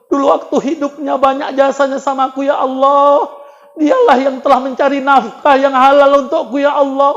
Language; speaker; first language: Indonesian; native; Indonesian